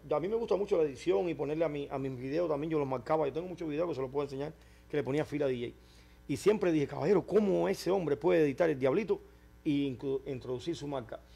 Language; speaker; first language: Spanish; native; Spanish